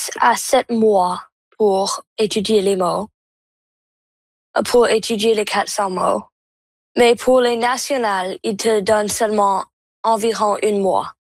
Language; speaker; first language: French; non-native, local second language; English